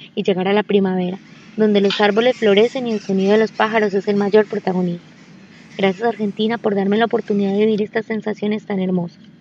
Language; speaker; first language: Spanish; native; Spanish